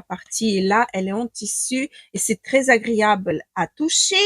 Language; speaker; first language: French; non-native, fluent; Ukrainian